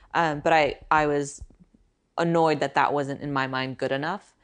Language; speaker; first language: English; native; English